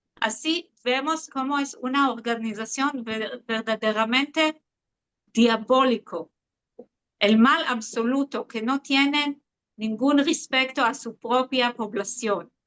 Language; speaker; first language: Spanish; non-native, fluent; Hebrew